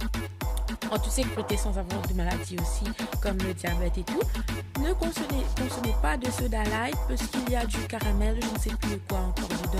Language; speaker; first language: French; native; French